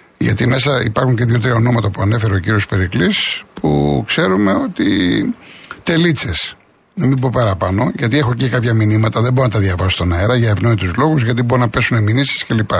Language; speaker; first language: Greek; native; Greek